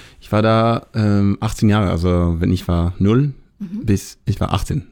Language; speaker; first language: German; non-native, learner; Hebrew